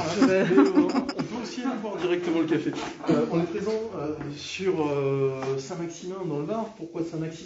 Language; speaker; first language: French; native; French